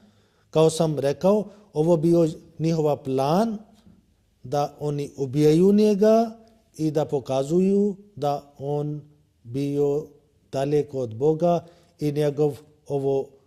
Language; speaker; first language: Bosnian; non-native, learner; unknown